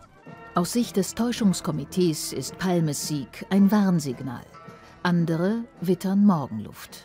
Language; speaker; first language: German; native; German